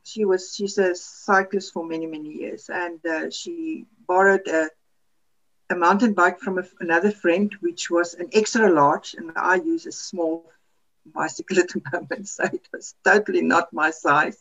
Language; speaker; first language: English; non-native, local second language; Afrikaans